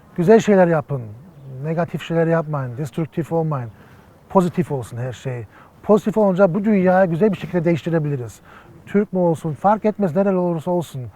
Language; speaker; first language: Turkish; early bilingual, heritage; Turkish